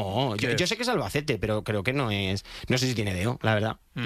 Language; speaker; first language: Spanish; native; Spanish